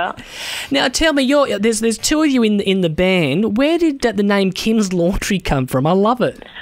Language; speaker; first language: English; native; English